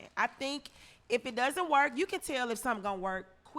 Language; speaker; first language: English; native; English